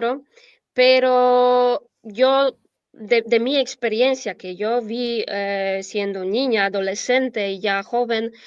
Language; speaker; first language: Spanish; non-native, fluent; Polish